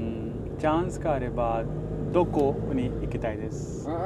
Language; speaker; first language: Japanese; non-native, learner; Hindi